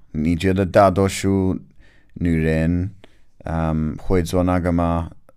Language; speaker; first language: Chinese; non-native, learner; English